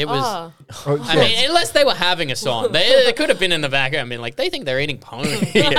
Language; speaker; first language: English; native; English